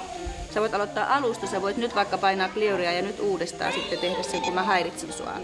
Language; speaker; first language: Finnish; native; Finnish